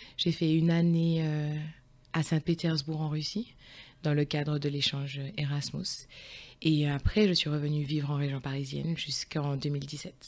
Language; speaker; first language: French; native; French